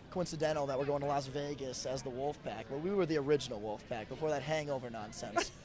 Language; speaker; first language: English; native; English